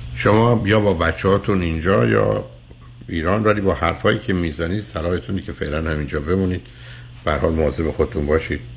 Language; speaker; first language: Persian; native; Persian